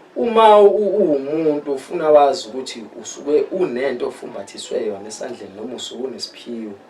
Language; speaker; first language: Zulu; native; Zulu